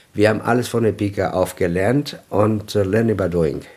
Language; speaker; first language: German; non-native, fluent; Italian